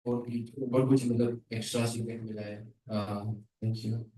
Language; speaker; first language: Hindi; non-native, local second language; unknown